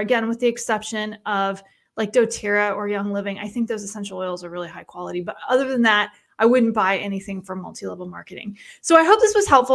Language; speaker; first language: English; native; English